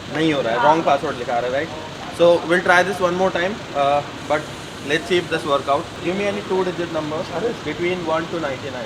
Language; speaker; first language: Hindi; native; Hindi